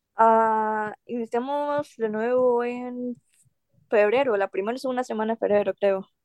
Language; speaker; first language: Spanish; native; Spanish